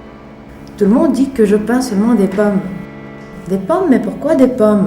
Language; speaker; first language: French; non-native, learner; Russian